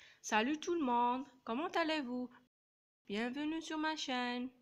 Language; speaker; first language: French; non-native, local second language; Arabic